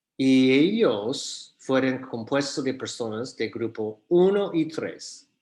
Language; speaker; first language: Spanish; non-native, fluent; English